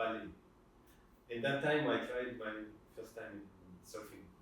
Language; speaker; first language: English; non-native, fluent; Russian